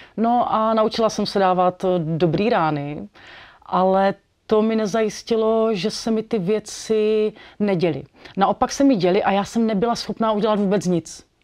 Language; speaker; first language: Czech; native; Czech